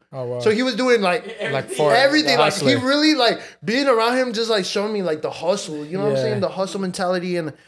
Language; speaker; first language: English; early bilingual, other home language; Spanish